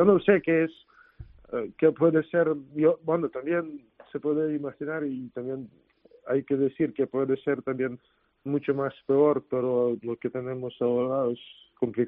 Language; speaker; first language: Spanish; non-native, fluent; Ukrainian